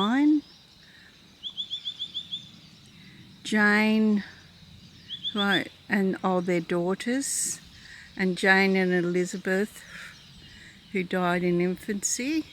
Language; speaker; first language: English; native; English